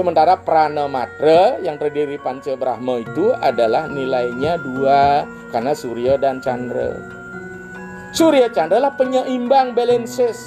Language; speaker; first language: Indonesian; non-native, local second language; Balinese